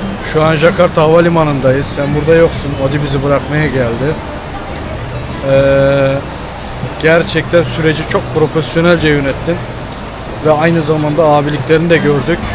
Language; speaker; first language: Turkish; native; Turkish